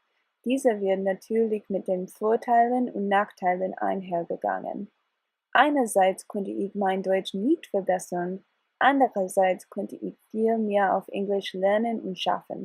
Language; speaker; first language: German; non-native, learner; English